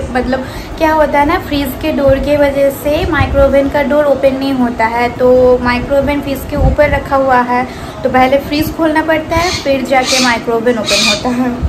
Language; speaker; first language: Hindi; non-native, local second language; Bangla